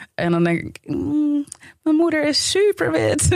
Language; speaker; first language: Dutch; native; Dutch